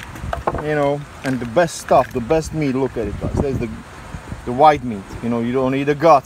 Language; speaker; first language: English; non-native, fluent; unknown